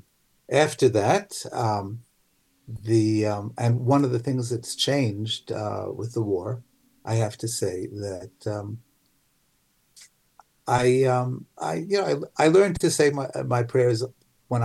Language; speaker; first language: English; native; English